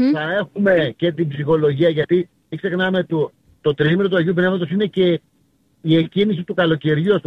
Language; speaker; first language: Greek; native; Greek